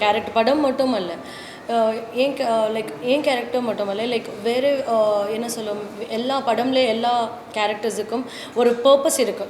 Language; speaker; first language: Tamil; non-native, learner; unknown